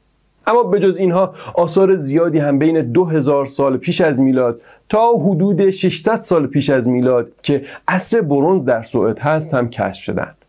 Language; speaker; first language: Persian; native; Persian